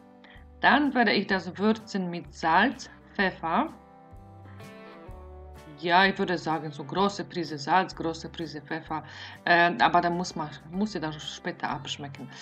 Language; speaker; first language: German; non-native, fluent; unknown